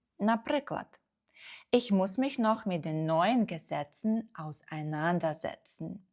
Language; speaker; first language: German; non-native, fluent; Ukrainian